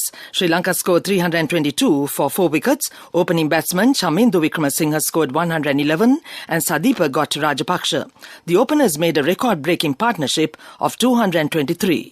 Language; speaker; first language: English; non-native, local second language; Sinhala